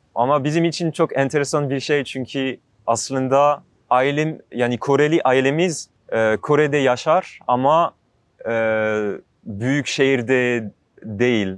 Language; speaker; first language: Turkish; non-native, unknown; French